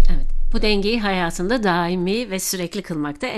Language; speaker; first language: Turkish; native; Turkish